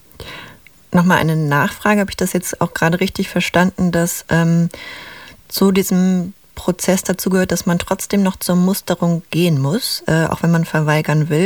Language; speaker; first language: German; native; German